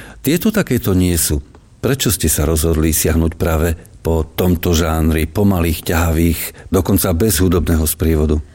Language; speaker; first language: Slovak; native; Slovak